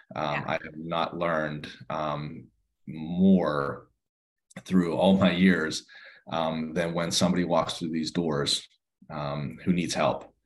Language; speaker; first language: English; native; English